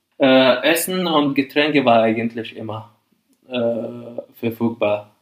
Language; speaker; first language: German; non-native, fluent; Arabic